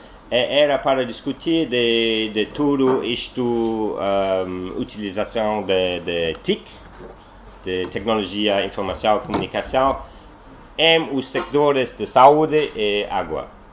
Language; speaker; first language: Portuguese; non-native, learner; English